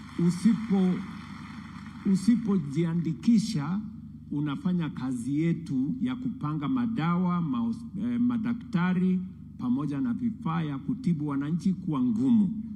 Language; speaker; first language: Swahili; non-native, local second language; Kalenjin